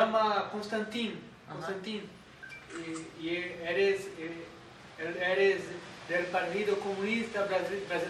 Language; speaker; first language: Spanish; non-native, learner; Portuguese